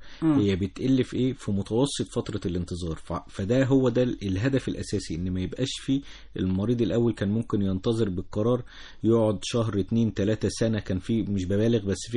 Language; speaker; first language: Arabic; native; Arabic